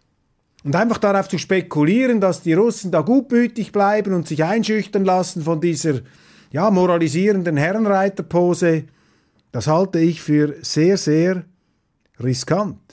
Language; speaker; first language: German; non-native, local second language; Swiss German